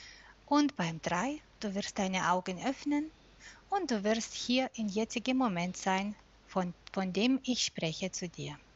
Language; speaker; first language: German; non-native, fluent; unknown